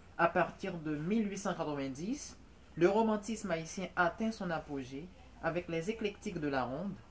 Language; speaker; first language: French; non-native, local second language; Haitian Creole